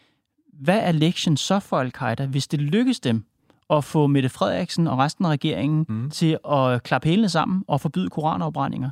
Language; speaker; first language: Danish; native; Danish